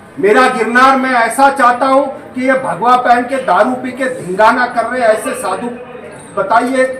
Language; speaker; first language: Hindi; non-native, local second language; Gujarati